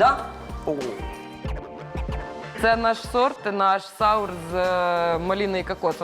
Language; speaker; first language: Ukrainian; native; Ukrainian